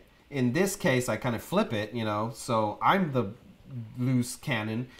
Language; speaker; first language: English; native; English